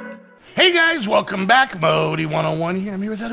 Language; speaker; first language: English; native; English